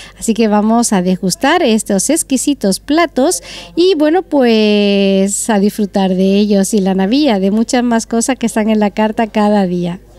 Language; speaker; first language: Spanish; native; Spanish